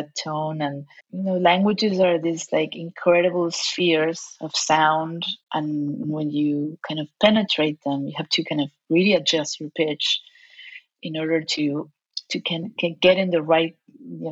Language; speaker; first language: English; non-native, fluent; Spanish